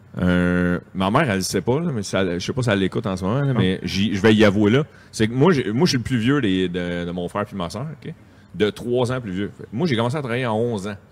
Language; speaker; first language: French; native; French